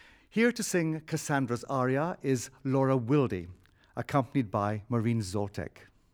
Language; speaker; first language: English; native; English